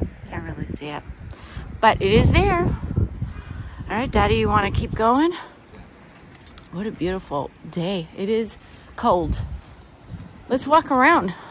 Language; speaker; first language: English; native; English